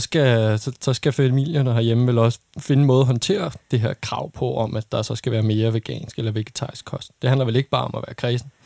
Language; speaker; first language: Danish; native; Danish